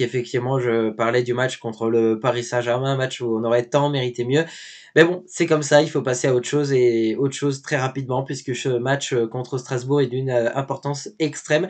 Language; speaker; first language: French; native; French